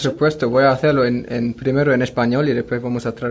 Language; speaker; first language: Spanish; non-native, learner; German